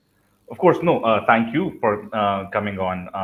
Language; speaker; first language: English; non-native, local second language; Urdu